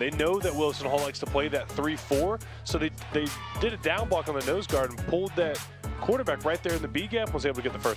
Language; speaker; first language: English; native; English